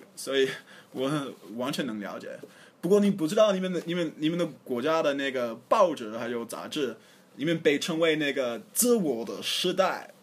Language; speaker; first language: Chinese; non-native, fluent; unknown